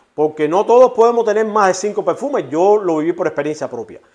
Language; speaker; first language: Spanish; native; Spanish